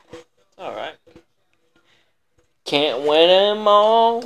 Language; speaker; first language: English; native; English